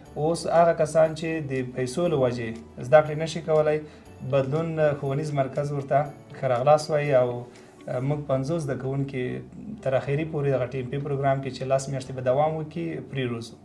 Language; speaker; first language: Pashto; native; Pashto